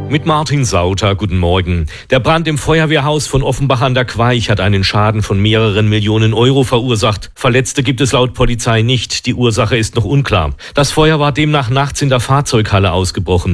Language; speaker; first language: German; native; German